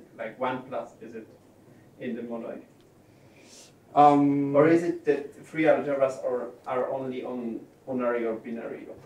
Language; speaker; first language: English; non-native, fluent; Polish